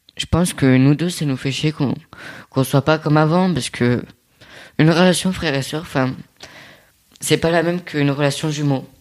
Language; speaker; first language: French; native; French